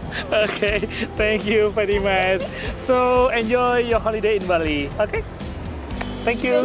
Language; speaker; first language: English; non-native, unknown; Indonesian